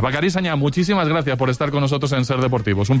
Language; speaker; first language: Spanish; native; Spanish